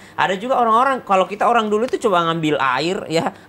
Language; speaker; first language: Indonesian; native; Indonesian